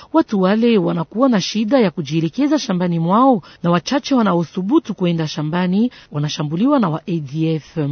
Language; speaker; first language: Swahili; native; Swahili